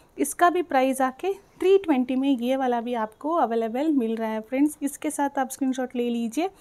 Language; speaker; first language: Hindi; non-native, local second language; Telugu